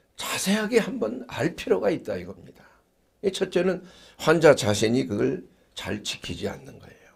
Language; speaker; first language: Korean; native; Korean